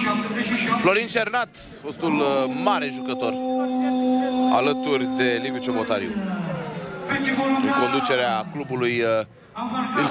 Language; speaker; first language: Romanian; native; Romanian